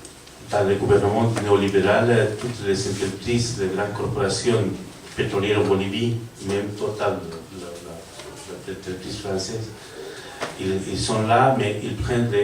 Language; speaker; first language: French; non-native, learner; Spanish